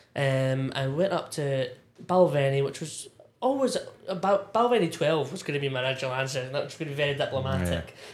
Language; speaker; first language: English; native; English